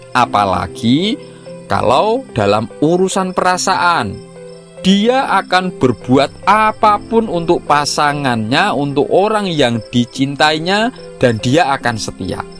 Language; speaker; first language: Indonesian; non-native, local second language; Javanese